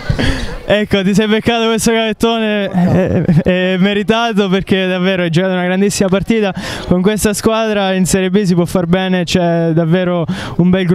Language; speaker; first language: Italian; native; Italian